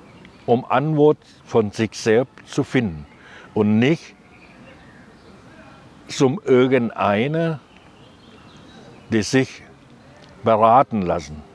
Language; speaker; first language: German; non-native, learner; Thai